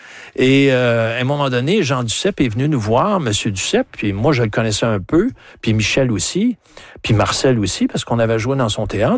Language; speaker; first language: French; native; French